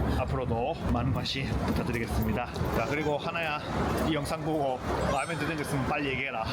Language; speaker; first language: Korean; native; Korean